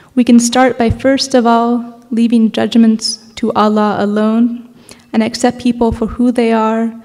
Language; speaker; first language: English; native; English